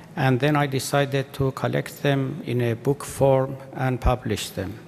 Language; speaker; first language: English; non-native, fluent; Persian